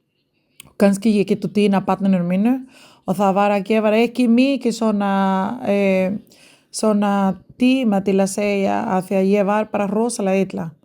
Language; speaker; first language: Icelandic; non-native, learner; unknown